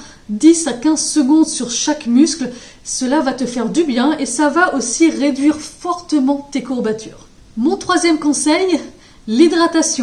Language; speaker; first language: French; native; French